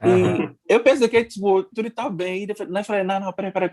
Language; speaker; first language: Portuguese; non-native, learner; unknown